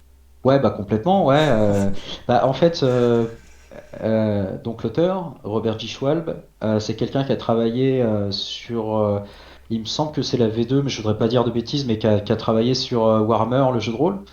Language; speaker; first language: French; native; French